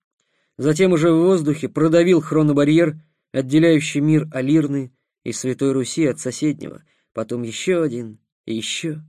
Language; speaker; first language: Russian; native; Russian